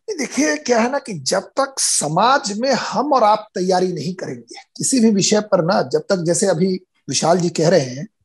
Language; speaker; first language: Hindi; native; Hindi